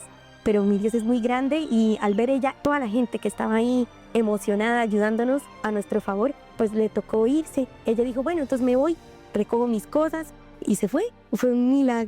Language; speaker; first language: Spanish; native; Spanish